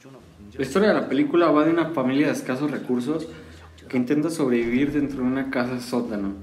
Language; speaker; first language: Spanish; native; Spanish